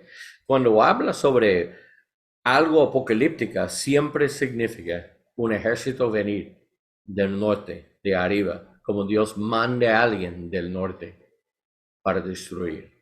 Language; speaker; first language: Spanish; non-native, learner; English